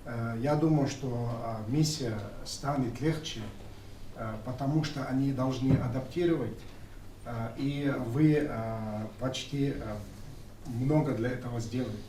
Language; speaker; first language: Russian; non-native, fluent; Arabic